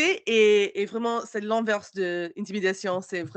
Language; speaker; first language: French; non-native, learner; English